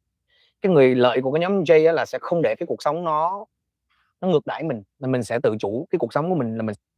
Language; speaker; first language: Vietnamese; native; Vietnamese